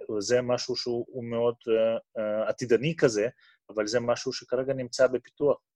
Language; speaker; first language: Hebrew; non-native, fluent; Russian